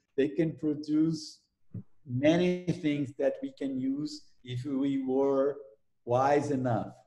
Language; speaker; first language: English; non-native, fluent; Portuguese